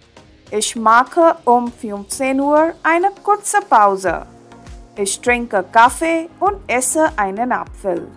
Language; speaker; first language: German; non-native, fluent; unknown